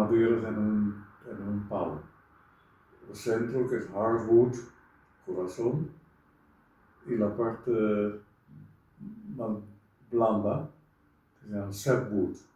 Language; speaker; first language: Spanish; non-native, fluent; Dutch